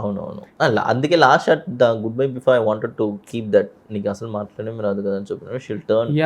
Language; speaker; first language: Telugu; early bilingual, heritage; Telugu